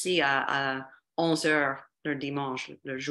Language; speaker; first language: French; non-native, fluent; English